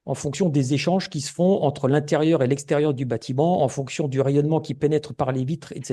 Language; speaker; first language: French; native; French